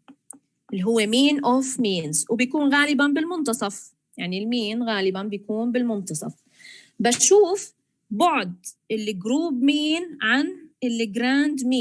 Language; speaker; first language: Arabic; native; Arabic